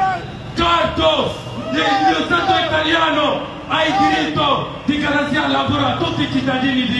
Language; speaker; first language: Italian; non-native, fluent; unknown